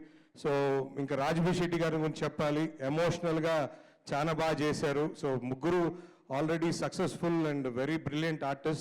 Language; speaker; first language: Telugu; native; Telugu